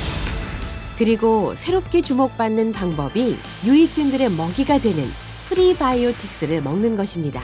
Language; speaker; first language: Korean; native; Korean